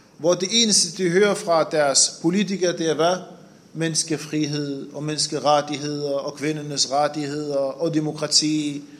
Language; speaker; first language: Danish; non-native, fluent; Arabic